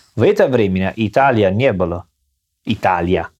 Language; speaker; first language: Russian; non-native, learner; Italian